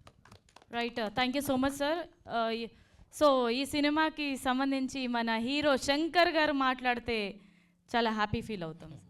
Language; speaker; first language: Telugu; native; Telugu